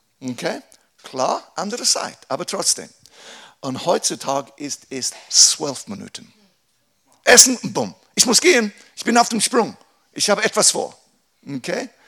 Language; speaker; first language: German; non-native, fluent; English